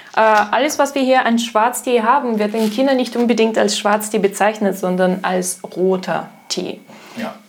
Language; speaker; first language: German; non-native, fluent; Russian